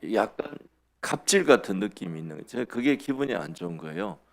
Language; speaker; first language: Korean; native; Korean